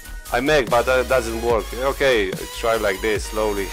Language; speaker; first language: English; non-native, learner; Polish